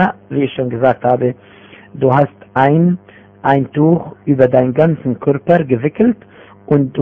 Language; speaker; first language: German; non-native, fluent; Arabic